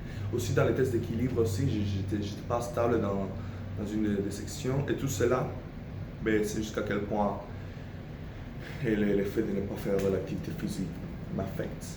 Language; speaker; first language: French; non-native, fluent; Spanish